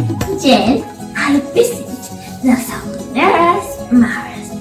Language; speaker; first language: English; non-native, learner; Spanish